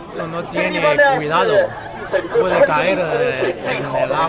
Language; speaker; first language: Spanish; non-native, fluent; Chinese